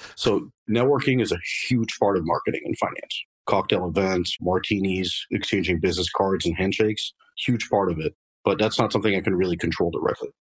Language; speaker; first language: English; non-native, fluent; French